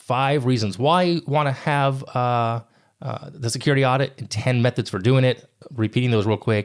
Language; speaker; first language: English; native; English